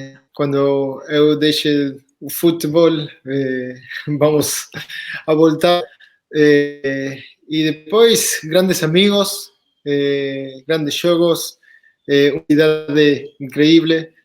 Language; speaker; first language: Portuguese; non-native, fluent; Spanish